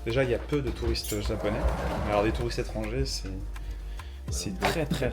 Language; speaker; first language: French; native; French